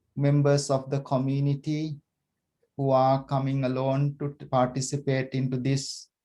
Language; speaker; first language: English; non-native, local second language; Sinhala